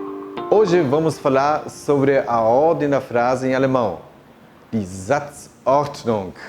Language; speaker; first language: Portuguese; non-native, fluent; German